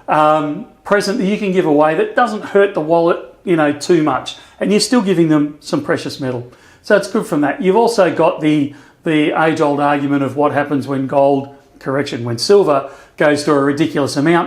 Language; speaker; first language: English; native; English